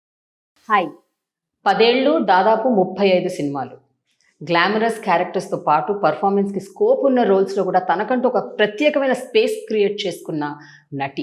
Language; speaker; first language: Telugu; native; Telugu